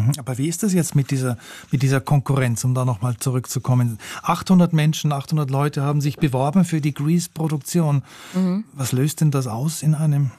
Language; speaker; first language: German; native; German